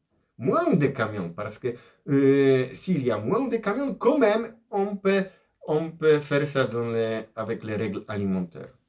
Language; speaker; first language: French; non-native, fluent; Polish